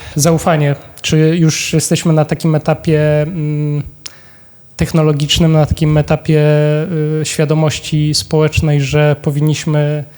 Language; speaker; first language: Polish; native; Polish